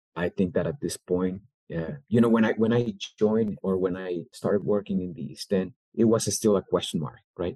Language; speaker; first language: English; early bilingual, other home language; Spanish